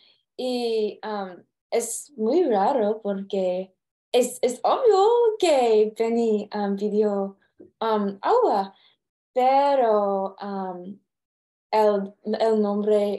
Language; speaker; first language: Spanish; non-native, learner; English